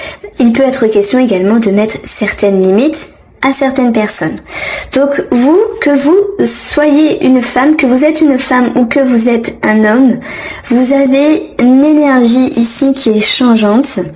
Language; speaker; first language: French; native; French